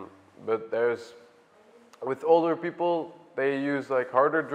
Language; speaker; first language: English; non-native, fluent; Dutch